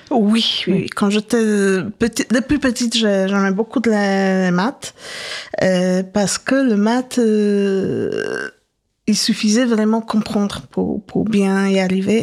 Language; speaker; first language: French; non-native, fluent; Polish